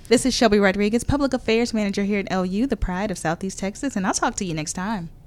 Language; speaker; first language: English; native; English